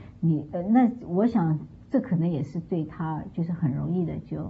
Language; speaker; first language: Chinese; native; Chinese